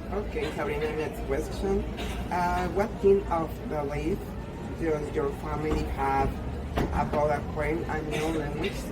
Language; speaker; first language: English; non-native, learner; Spanish